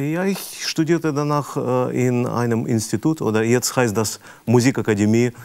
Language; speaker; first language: German; non-native, fluent; Russian